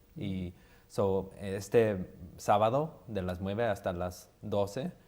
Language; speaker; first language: Spanish; early bilingual, heritage; Spanish